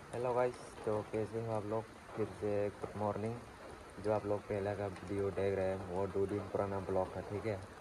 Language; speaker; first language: Hindi; non-native, learner; Kok Borok